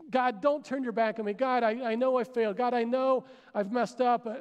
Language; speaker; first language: English; native; English